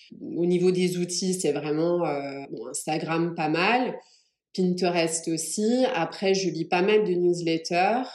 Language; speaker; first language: French; early bilingual, other home language; English